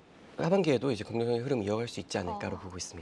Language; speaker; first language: Korean; native; Korean